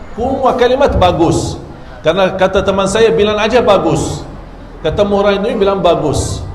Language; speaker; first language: Indonesian; non-native, fluent; Arabic